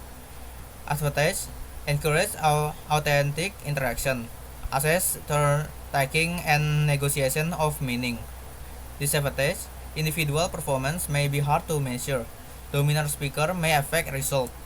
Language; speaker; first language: English; non-native, learner; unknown